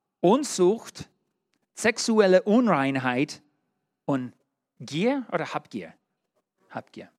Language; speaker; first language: German; non-native, learner; English